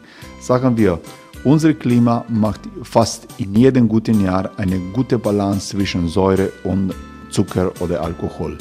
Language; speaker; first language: German; non-native, learner; Croatian